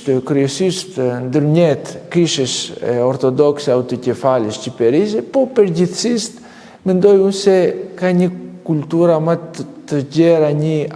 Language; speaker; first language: Albanian; non-native, fluent; Greek